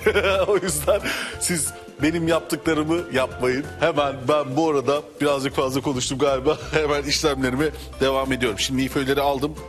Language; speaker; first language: Turkish; native; Turkish